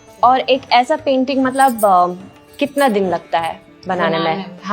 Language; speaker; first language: Hindi; native; Hindi